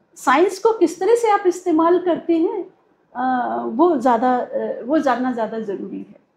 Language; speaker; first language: Hindi; native; Hindi